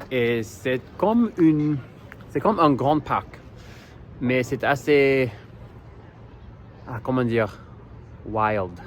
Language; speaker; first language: French; non-native, fluent; English